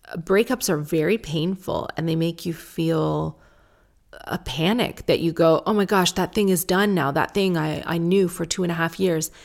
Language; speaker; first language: English; native; English